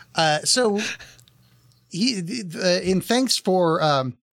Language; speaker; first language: English; native; English